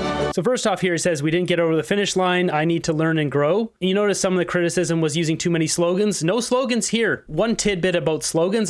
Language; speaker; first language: English; native; English